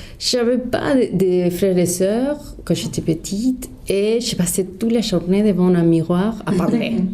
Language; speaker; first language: French; non-native, fluent; Spanish